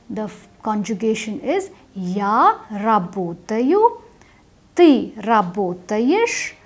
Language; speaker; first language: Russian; non-native, fluent; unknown